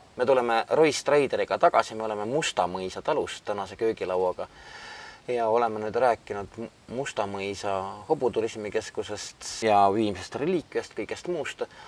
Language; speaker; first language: Estonian; native; Estonian